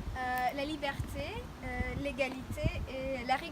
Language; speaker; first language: French; non-native, fluent; Russian